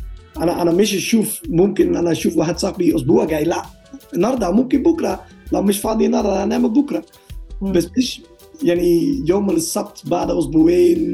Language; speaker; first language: Arabic; non-native, learner; Dutch